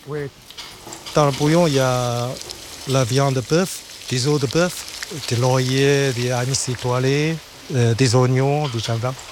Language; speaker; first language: French; non-native, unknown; Chinese